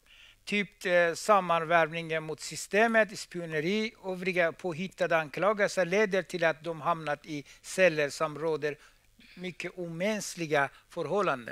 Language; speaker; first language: Swedish; non-native, fluent; Persian